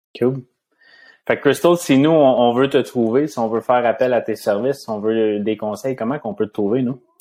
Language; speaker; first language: French; native; French